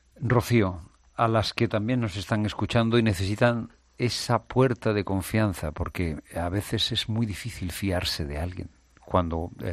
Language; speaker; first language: Spanish; native; Spanish